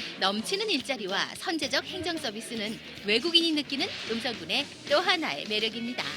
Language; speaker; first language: Korean; native; Korean